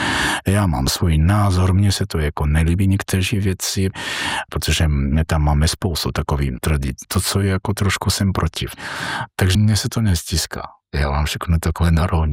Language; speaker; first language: Czech; non-native, fluent; Georgian